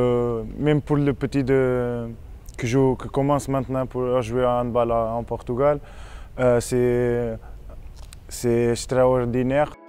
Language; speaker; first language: French; non-native, learner; Portuguese